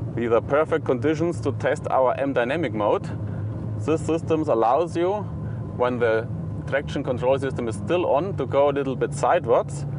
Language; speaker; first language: English; non-native, fluent; German